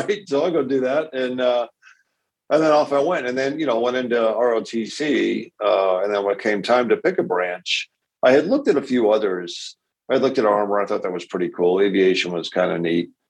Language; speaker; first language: English; native; English